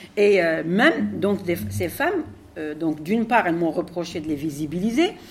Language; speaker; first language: French; non-native, local second language; Arabic